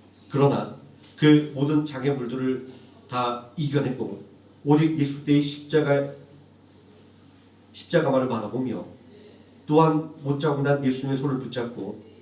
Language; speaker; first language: Korean; native; Korean